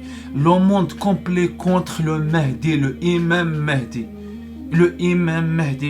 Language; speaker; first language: French; non-native, learner; Arabic